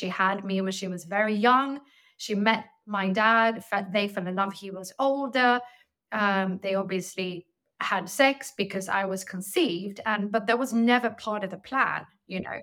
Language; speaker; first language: English; non-native, fluent; Swedish